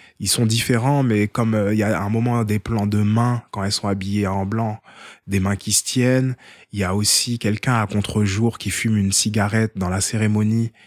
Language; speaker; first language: French; early bilingual, other home language; Haitian Creole